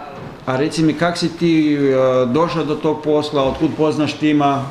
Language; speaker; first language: Croatian; native; Croatian